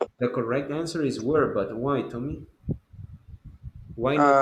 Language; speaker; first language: English; non-native, fluent; Spanish